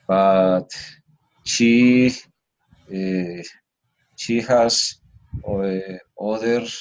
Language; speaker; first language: English; non-native, learner; Spanish